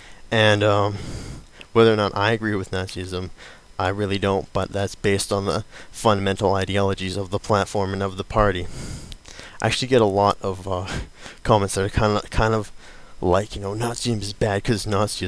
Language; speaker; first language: English; native; English